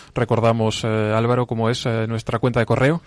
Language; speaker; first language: Spanish; native; Spanish